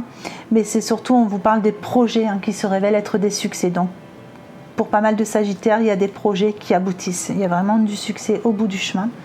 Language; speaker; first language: French; native; French